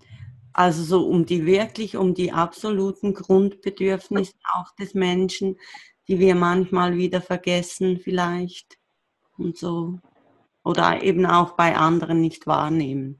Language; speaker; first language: German; native; German